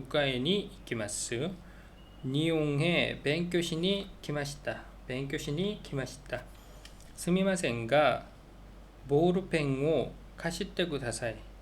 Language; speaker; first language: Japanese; non-native, learner; Korean